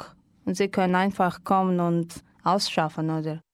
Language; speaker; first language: German; non-native, learner; Mongolian